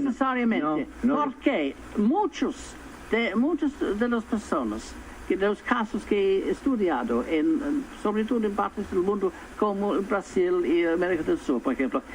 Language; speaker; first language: Spanish; non-native, fluent; English